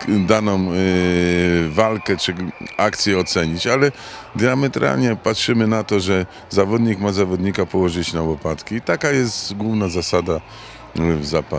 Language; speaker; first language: Polish; native; Polish